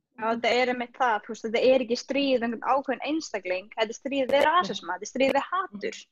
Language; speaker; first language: Icelandic; early bilingual, other home language; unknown